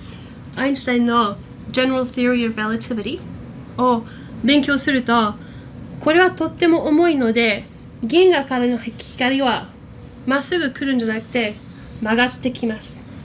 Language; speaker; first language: Japanese; non-native, fluent; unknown